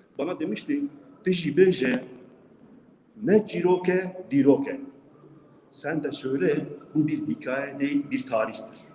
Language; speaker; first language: Turkish; non-native, local second language; Kurdish